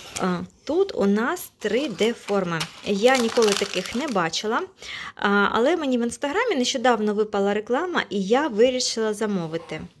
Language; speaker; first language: Ukrainian; non-native, local second language; Russian